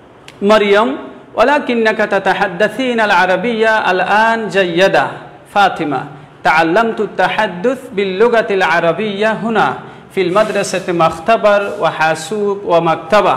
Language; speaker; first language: Arabic; non-native, fluent; Bangla